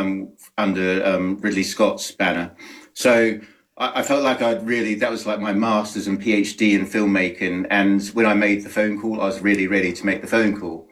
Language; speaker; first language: English; native; English